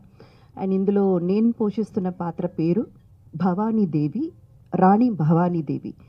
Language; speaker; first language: Telugu; native; Telugu